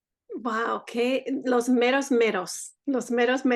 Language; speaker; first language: Spanish; early bilingual, heritage; Spanish